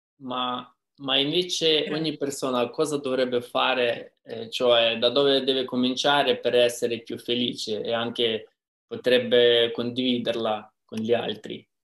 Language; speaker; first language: Italian; non-native, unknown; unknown